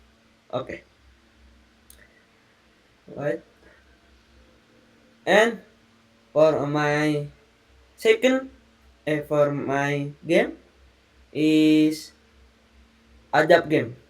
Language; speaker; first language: English; non-native, learner; Indonesian